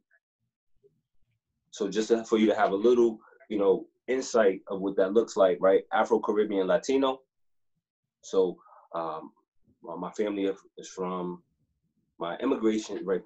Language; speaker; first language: English; native; English